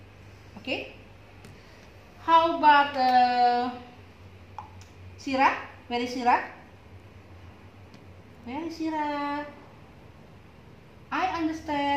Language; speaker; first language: English; non-native, learner; Indonesian